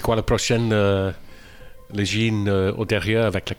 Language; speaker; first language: French; non-native, learner; English